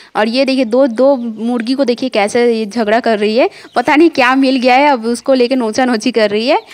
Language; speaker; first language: Hindi; non-native, local second language; Bangla